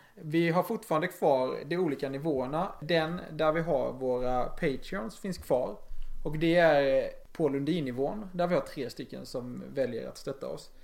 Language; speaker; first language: Swedish; native; Swedish